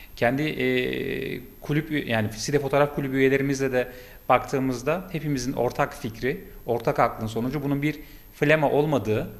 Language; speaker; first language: Turkish; native; Turkish